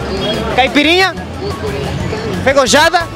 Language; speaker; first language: Portuguese; non-native, learner; Spanish